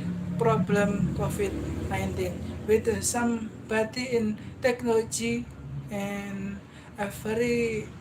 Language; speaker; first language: English; non-native, learner; Indonesian